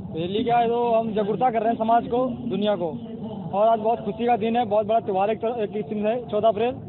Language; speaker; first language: Hindi; non-native, local second language; Punjabi